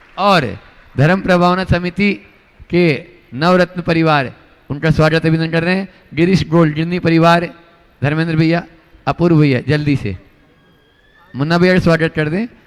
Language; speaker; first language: Hindi; native; Hindi